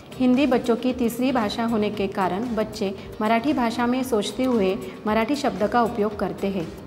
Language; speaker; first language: Hindi; non-native, local second language; Marathi